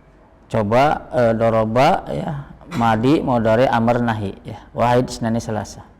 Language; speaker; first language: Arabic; non-native, learner; Indonesian